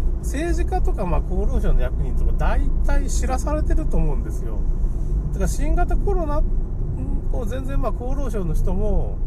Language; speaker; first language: Japanese; native; Japanese